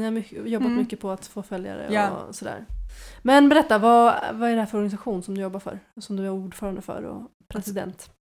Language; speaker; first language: Swedish; native; Swedish